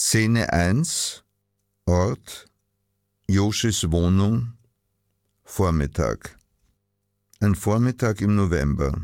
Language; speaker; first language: German; native; German